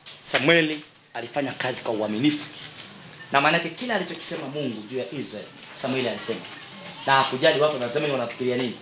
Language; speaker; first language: Swahili; native; Swahili